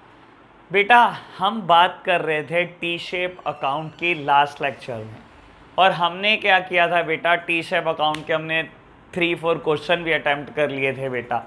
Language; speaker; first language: Hindi; native; Hindi